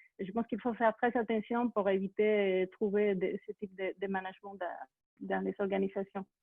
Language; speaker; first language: French; non-native, fluent; Spanish